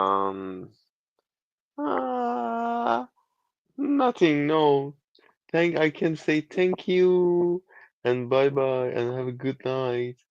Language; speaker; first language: English; non-native, learner; Persian